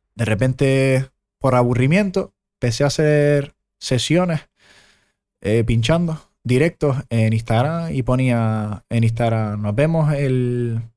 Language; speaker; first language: Spanish; early bilingual, other home language; German